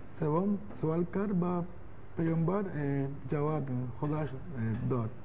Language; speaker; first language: Persian; non-native, learner; Spanish